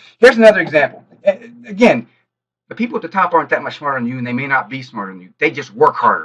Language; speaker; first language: English; native; English